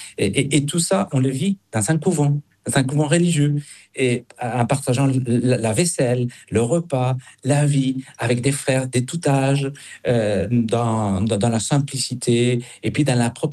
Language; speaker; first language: French; non-native, fluent; Spanish